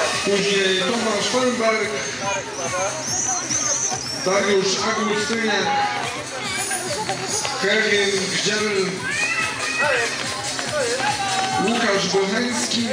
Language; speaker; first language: Polish; native; Polish